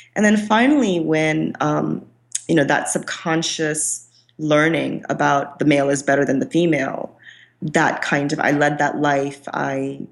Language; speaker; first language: English; non-native, local second language; Bangla